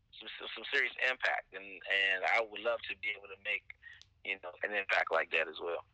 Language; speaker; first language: English; native; English